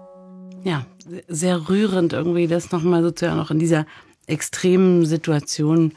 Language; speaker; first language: German; native; German